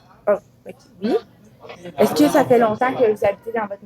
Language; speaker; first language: French; native; French